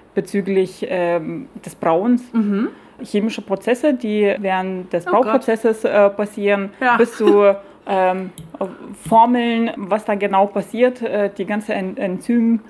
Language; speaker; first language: German; non-native, fluent; Lithuanian